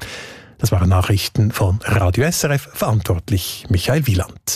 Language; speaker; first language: German; native; German